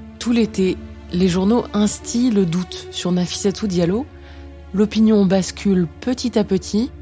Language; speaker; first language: French; native; French